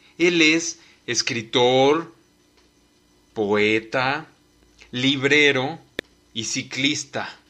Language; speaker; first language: Spanish; native; Spanish